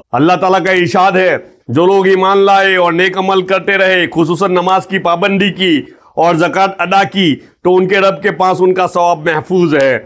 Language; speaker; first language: Hindi; non-native, local second language; Gujarati